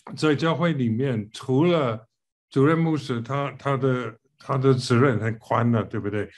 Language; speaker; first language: Chinese; non-native, fluent; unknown